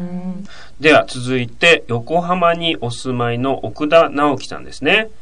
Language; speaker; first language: Japanese; native; Japanese